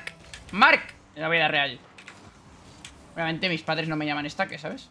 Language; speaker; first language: Spanish; native; Spanish